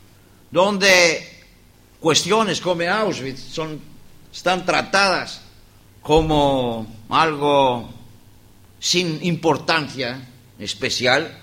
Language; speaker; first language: Spanish; non-native, learner; Greek